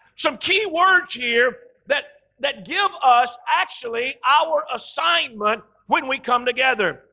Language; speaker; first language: English; native; English